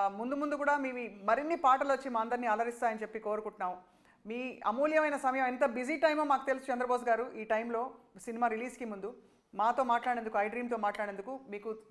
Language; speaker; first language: Telugu; native; Telugu